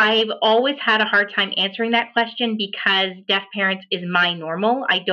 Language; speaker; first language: English; native; English